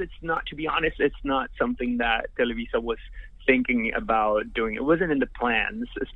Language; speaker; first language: English; non-native, fluent; Portuguese